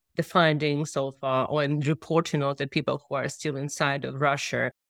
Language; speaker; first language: English; non-native, fluent; Russian